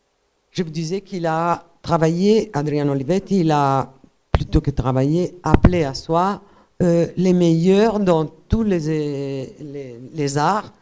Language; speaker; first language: French; non-native, fluent; Italian